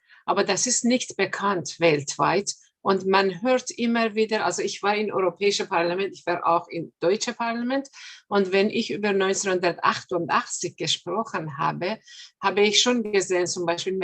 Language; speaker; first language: German; non-native, fluent; Persian